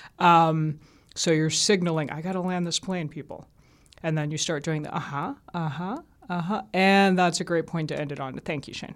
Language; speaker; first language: English; native; English